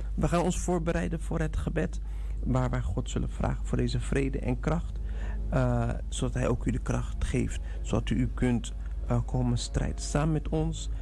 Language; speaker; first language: Dutch; non-native, fluent; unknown